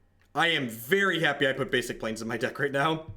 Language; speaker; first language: English; native; English